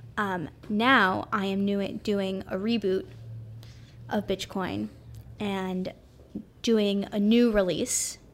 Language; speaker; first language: English; native; English